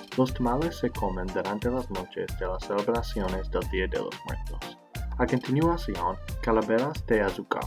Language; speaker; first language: Spanish; non-native, learner; English